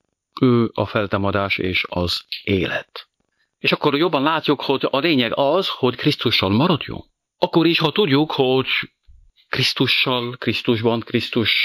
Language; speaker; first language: Hungarian; non-native, fluent; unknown